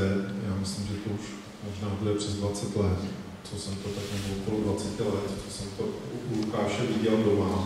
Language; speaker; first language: Czech; native; Czech